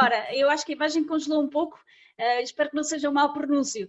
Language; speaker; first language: Portuguese; native; Portuguese